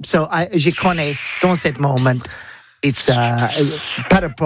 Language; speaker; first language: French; non-native, learner; English